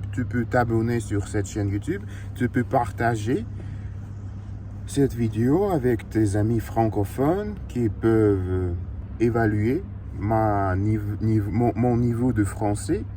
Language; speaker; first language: French; non-native, learner; Russian